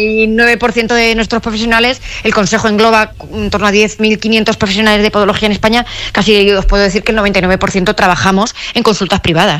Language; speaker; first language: Spanish; native; Spanish